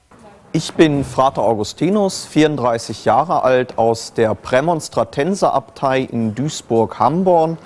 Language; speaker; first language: German; native; German